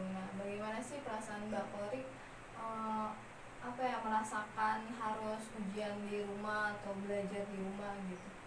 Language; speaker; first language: Indonesian; native; Indonesian